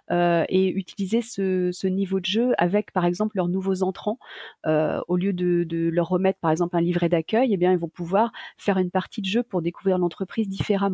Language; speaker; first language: French; native; French